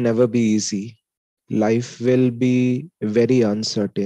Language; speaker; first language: English; non-native, local second language; Hindi